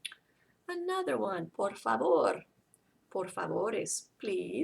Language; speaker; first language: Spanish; non-native, fluent; English